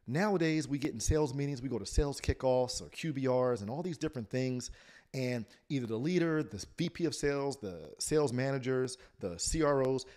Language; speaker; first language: English; native; English